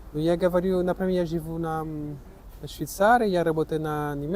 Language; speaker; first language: Russian; non-native, learner; French